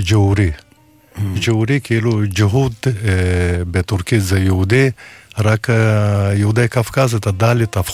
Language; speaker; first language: Hebrew; non-native, fluent; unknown